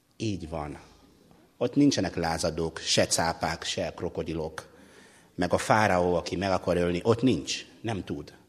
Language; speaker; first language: Hungarian; non-native, fluent; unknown